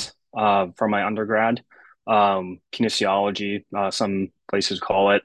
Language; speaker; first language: English; early bilingual, other home language; Japanese